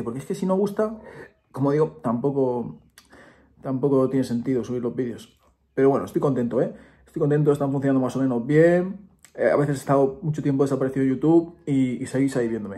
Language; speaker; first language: Spanish; native; Spanish